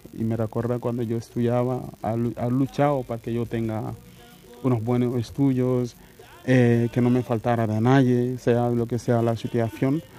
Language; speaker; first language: Spanish; non-native, fluent; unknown